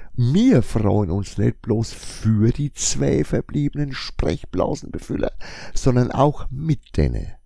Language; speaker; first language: German; native; German